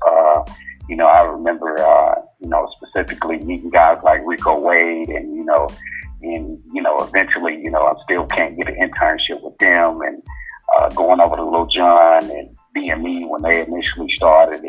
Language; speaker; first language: English; native; English